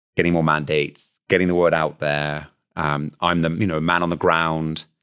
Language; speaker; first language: English; native; English